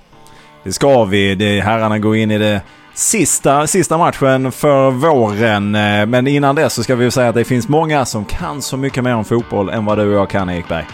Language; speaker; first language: Swedish; native; Swedish